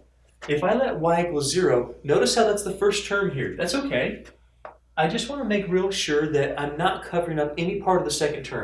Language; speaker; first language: English; native; English